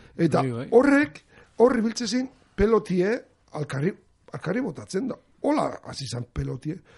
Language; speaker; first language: Basque; native; Basque